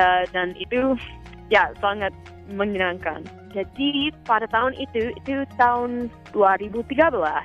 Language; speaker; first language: Indonesian; non-native, fluent; English